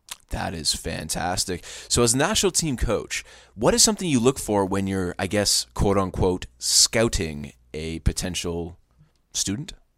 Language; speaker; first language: English; native; English